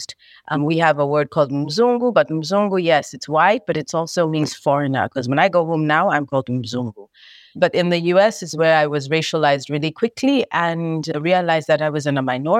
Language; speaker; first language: English; native; English